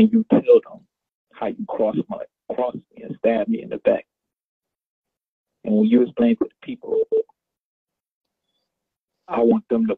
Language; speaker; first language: English; native; English